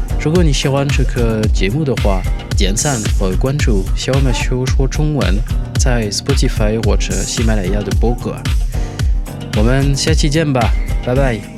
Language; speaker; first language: Chinese; non-native, learner; French